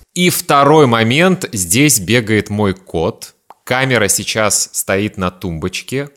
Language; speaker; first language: Russian; native; Russian